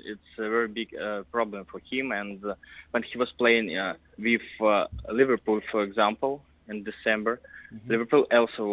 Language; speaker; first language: English; non-native, learner; Russian